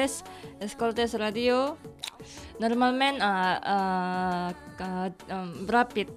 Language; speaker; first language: Catalan; non-native, learner; Indonesian